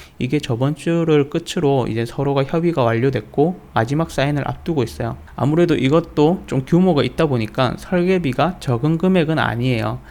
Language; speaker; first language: Korean; native; Korean